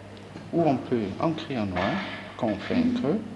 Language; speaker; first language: French; non-native, fluent; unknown